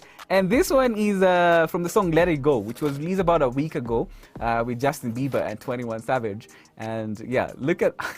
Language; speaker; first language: English; non-native, local second language; Swahili